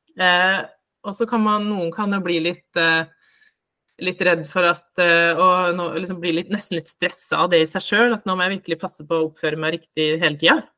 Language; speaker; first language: Norwegian; native; Norwegian